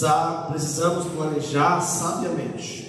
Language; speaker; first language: Portuguese; native; Portuguese